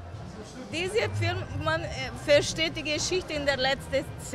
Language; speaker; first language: German; non-native, fluent; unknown